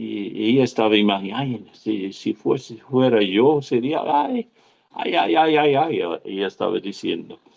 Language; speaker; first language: Spanish; non-native, fluent; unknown